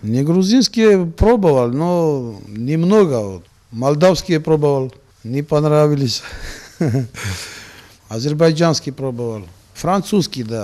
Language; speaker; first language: Russian; non-native, local second language; Georgian